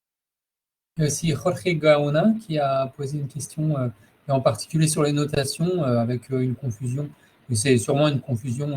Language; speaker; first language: French; native; French